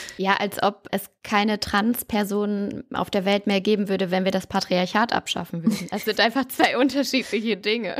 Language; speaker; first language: German; native; German